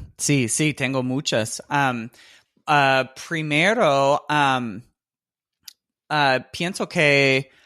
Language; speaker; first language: Spanish; non-native, fluent; English